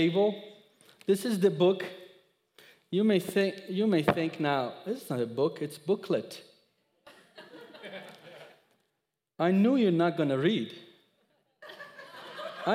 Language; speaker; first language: English; non-native, fluent; Persian